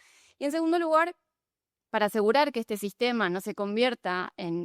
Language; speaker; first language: Spanish; native; Spanish